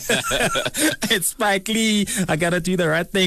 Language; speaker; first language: English; non-native, local second language; Zulu